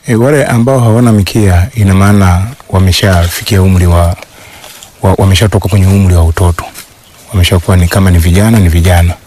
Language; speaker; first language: Swahili; native; Swahili